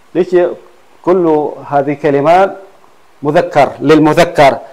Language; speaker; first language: Arabic; non-native, fluent; Khmer